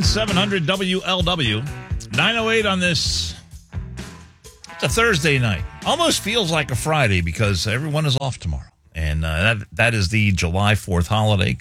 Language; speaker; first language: English; native; English